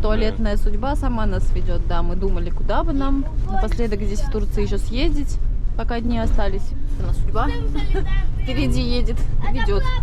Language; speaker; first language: Russian; native; Russian